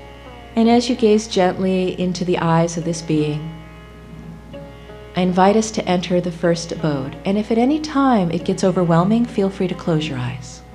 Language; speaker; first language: English; native; English